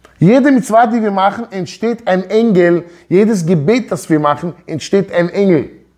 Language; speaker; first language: German; early bilingual, other home language; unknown